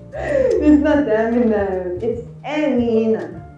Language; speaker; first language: English; non-native, learner; Bosnian